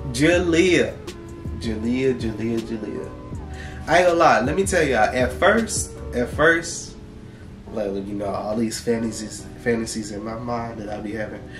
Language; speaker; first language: English; native; English